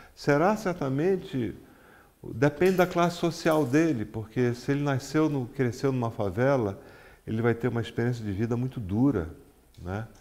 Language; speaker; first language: Portuguese; native; Portuguese